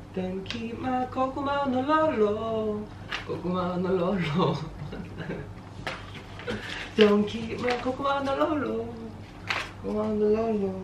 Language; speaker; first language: Korean; non-native, fluent; Thai